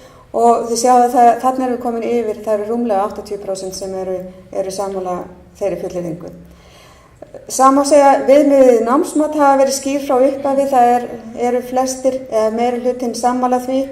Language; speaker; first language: Icelandic; native; Icelandic